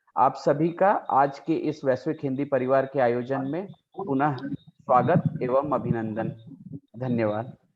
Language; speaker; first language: Hindi; native; Hindi